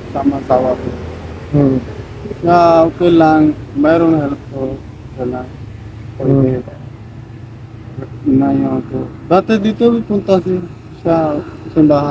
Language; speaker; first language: Filipino; non-native, learner; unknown